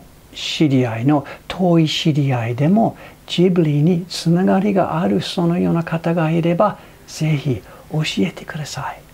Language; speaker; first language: Japanese; non-native, fluent; English